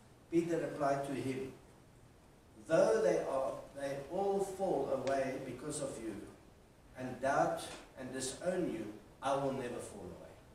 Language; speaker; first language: English; non-native, local second language; Afrikaans